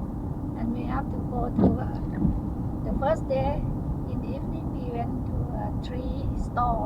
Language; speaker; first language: English; non-native, learner; Thai